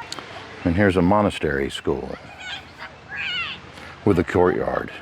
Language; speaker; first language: English; native; English